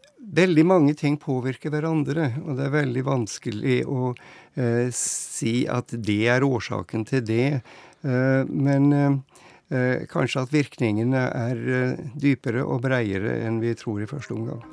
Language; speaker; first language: Norwegian; native; Norwegian